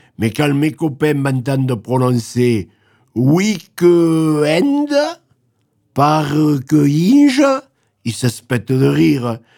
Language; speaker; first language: French; native; French